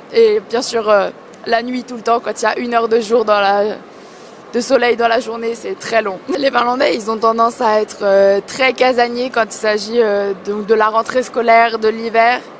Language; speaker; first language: French; native; French